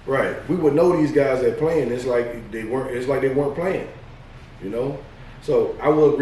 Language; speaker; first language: English; native; English